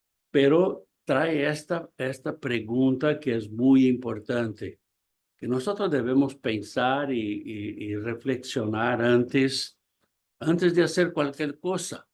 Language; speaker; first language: Spanish; non-native, fluent; Portuguese